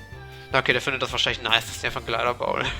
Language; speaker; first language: German; native; German